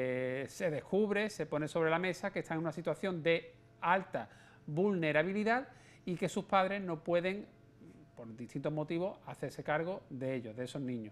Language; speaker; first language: Spanish; native; Spanish